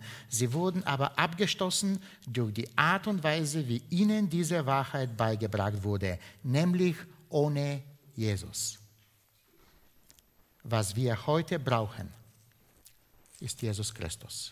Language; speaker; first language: German; non-native, fluent; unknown